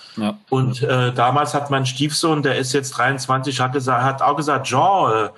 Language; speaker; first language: German; non-native, fluent; French